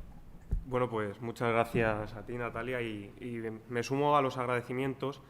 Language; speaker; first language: Spanish; native; Spanish